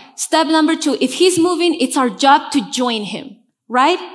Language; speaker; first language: English; non-native, fluent; Spanish